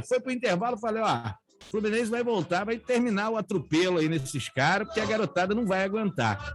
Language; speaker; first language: Portuguese; native; Portuguese